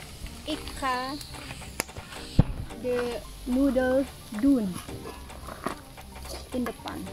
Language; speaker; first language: Dutch; non-native, learner; Indonesian